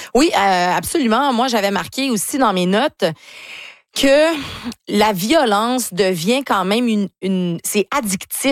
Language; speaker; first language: French; native; French